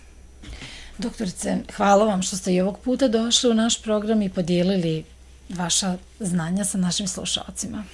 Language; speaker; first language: Croatian; native; Croatian